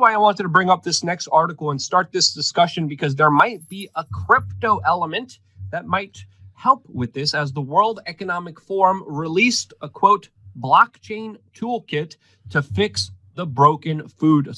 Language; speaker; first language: English; non-native, fluent; Polish